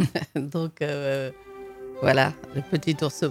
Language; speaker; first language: French; native; French